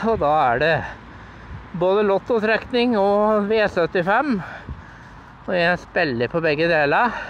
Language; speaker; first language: Norwegian; native; Norwegian